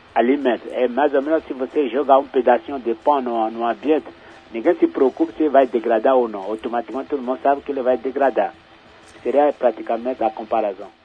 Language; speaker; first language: Portuguese; non-native, fluent; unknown